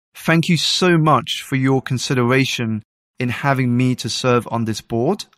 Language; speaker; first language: English; native; English